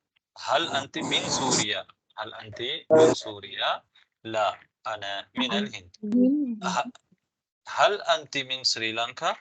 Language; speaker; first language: Arabic; non-native, fluent; Tamil